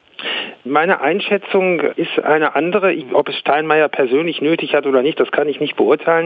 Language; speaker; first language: German; native; German